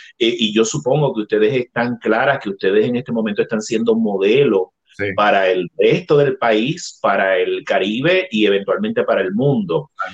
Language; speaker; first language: Spanish; native; Spanish